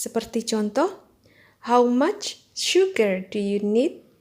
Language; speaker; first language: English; non-native, fluent; Indonesian